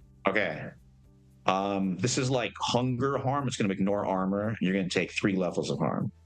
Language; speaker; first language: English; native; English